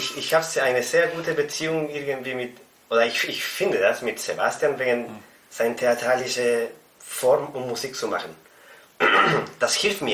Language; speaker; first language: German; non-native, fluent; Spanish